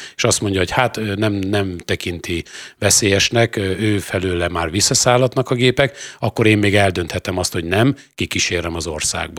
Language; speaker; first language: Hungarian; native; Hungarian